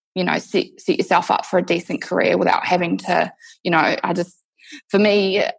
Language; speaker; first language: English; native; English